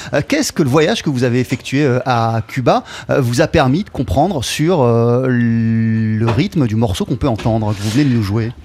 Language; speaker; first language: French; native; French